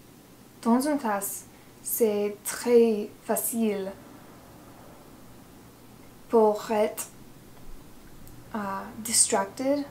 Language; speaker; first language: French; non-native, learner; English